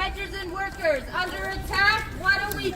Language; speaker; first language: English; native; English